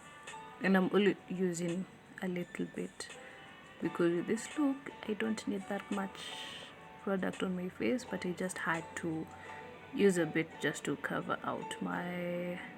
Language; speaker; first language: English; non-native, local second language; Swahili